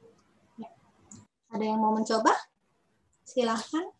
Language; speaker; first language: Indonesian; native; Indonesian